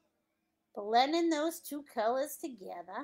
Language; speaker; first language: English; native; English